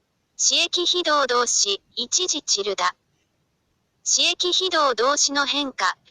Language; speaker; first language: Japanese; non-native, fluent; Chinese